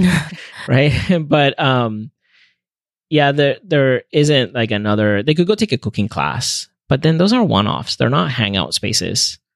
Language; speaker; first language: English; non-native, fluent; Spanish